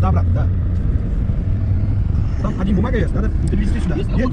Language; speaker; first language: Russian; non-native, learner; Uzbek